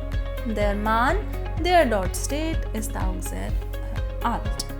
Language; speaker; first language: German; non-native, fluent; Hindi